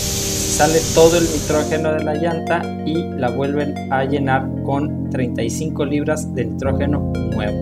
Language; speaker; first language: Spanish; native; Spanish